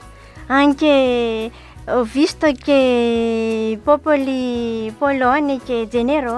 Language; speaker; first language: Italian; non-native, learner; Malagasy